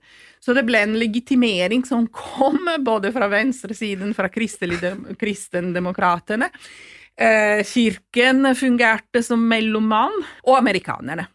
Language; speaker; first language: Norwegian; non-native, fluent; Italian